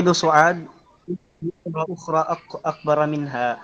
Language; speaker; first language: Arabic; non-native, learner; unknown